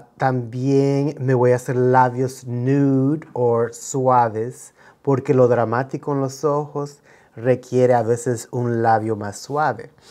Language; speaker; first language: Spanish; early bilingual, heritage; Spanish